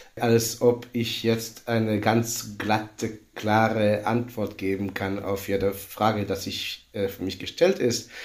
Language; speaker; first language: German; non-native, fluent; Hebrew